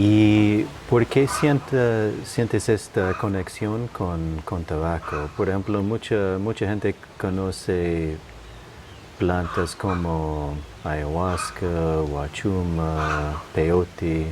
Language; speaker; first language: Spanish; non-native, fluent; English